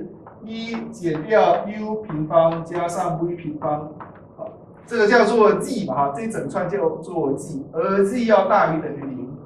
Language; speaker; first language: Chinese; native; Chinese